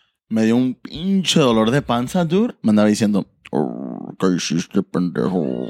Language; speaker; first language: Spanish; early bilingual, heritage; Spanish